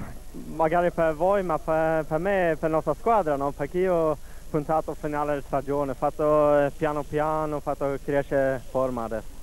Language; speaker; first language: Italian; non-native, fluent; Swedish